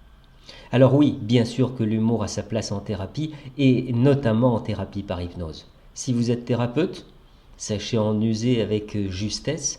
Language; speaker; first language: French; native; French